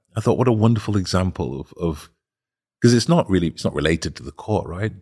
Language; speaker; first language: English; native; English